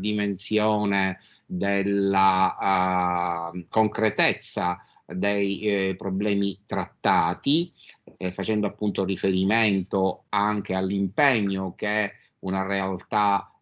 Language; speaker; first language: Italian; native; Italian